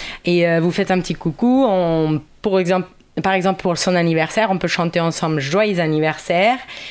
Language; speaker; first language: French; non-native, fluent; German